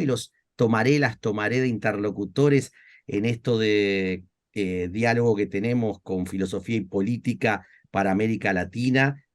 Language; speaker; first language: Spanish; native; Spanish